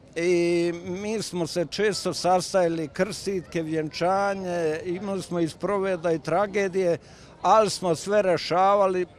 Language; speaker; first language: Croatian; native; Croatian